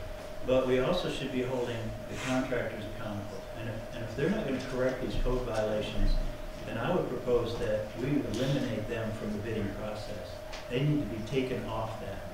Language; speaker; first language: English; native; English